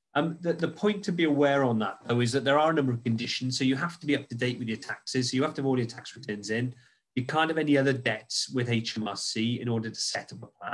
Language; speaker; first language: English; native; English